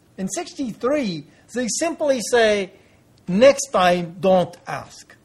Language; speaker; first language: English; non-native, fluent; French